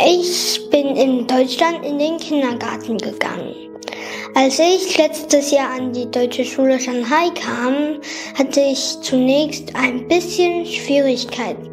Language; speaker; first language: German; non-native, learner; Chinese